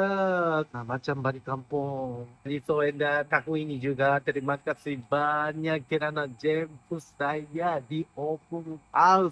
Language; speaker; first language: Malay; non-native, fluent; Japanese